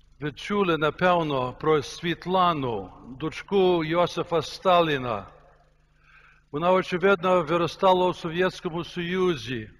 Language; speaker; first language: Ukrainian; early bilingual, heritage; Ukrainian